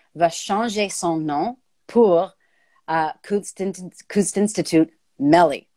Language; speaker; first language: French; native; French